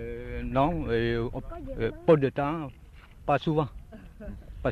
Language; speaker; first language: French; non-native, fluent; Vietnamese